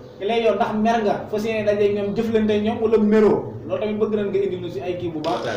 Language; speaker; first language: Wolof; native; Wolof